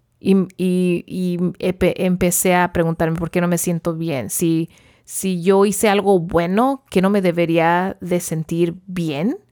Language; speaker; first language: Spanish; early bilingual, heritage; Spanish